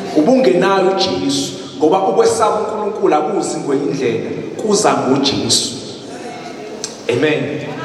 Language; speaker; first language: Zulu; native; Zulu